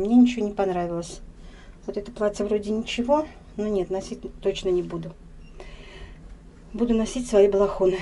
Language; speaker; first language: Russian; native; Russian